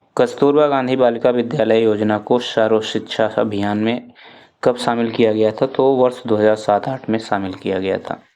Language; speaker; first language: Hindi; native; Hindi